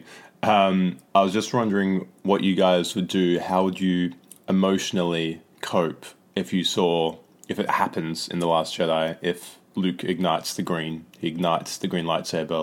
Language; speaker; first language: English; native; English